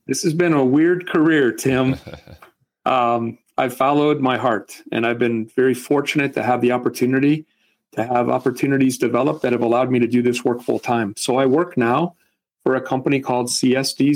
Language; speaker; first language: English; native; English